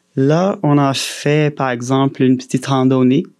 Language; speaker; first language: French; non-native, fluent; Portuguese